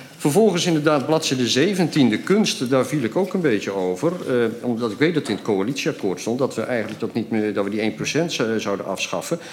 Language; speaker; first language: Dutch; native; Dutch